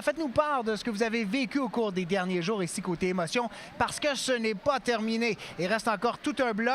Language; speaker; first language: French; native; French